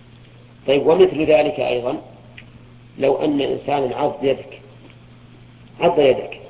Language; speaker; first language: Arabic; native; Arabic